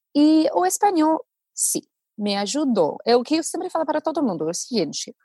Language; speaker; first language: Portuguese; non-native, fluent; English